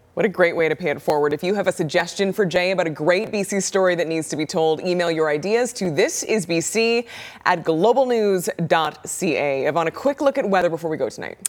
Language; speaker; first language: English; non-native, fluent; Spanish